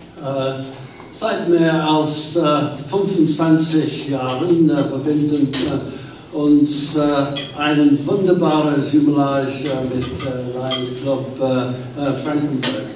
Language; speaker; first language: German; non-native, learner; English